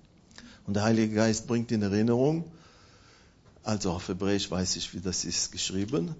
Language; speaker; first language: German; non-native, fluent; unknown